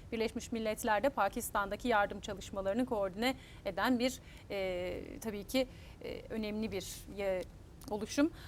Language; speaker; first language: Turkish; native; Turkish